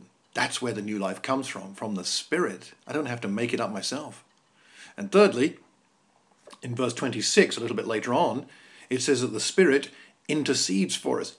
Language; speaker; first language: English; native; English